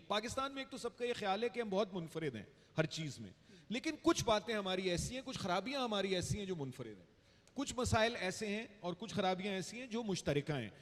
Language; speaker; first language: Urdu; native; Urdu